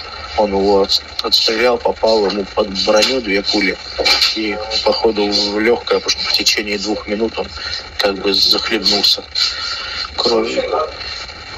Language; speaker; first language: Russian; native; Russian